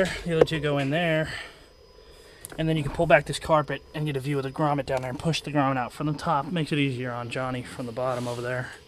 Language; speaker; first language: English; native; English